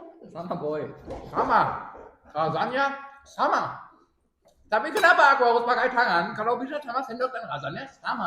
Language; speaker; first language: Indonesian; non-native, learner; German